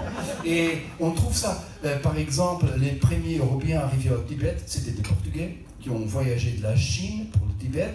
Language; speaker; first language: French; non-native, local second language; Portuguese